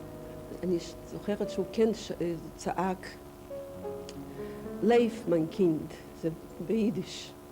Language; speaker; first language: Hebrew; non-native, fluent; Yiddish